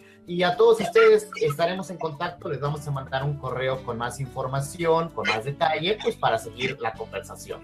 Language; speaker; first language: Spanish; native; Spanish